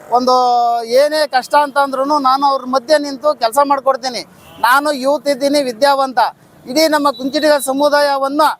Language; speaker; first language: Kannada; native; Kannada